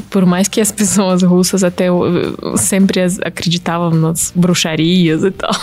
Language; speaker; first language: Portuguese; non-native, fluent; Russian